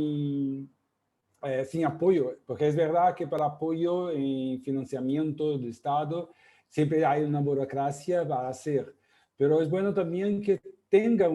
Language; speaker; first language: Spanish; non-native, fluent; Portuguese